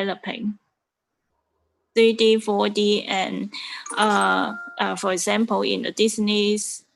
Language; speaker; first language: English; non-native, learner; Chinese